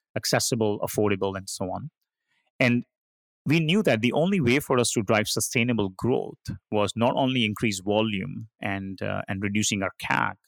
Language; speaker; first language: English; non-native, local second language; Hindi